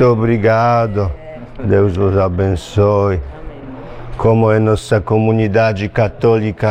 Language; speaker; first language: Portuguese; non-native, learner; Polish